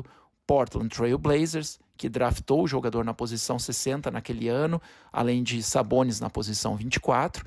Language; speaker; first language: Portuguese; native; Portuguese